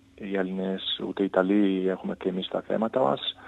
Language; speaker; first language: Greek; non-native, fluent; Italian